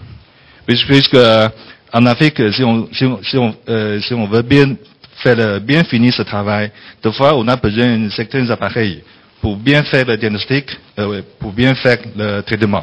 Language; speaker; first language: French; non-native, fluent; Chinese